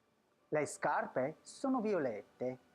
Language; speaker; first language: Italian; non-native, learner; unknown